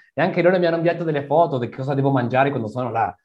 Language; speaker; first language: Italian; non-native, learner; Spanish